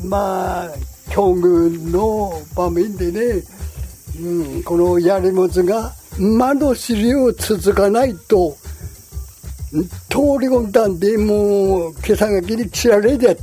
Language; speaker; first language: Japanese; native; Japanese